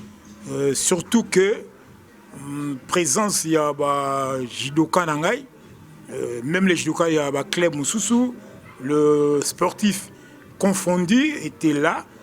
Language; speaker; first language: French; non-native, local second language; Lingala